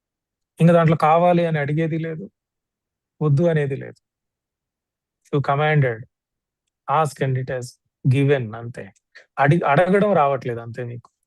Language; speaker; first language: Telugu; native; Telugu